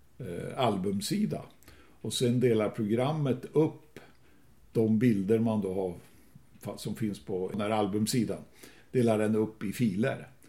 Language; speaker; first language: Swedish; native; Swedish